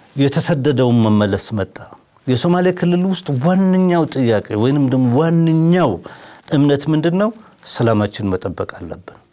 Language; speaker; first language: Amharic; non-native, local second language; Somali